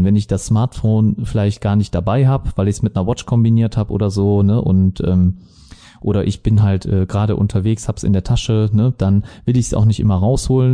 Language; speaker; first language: German; native; German